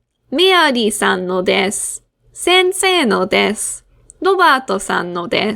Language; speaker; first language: Japanese; non-native, fluent; English